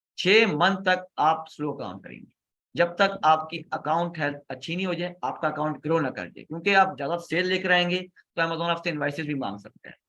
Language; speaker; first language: Urdu; native; Urdu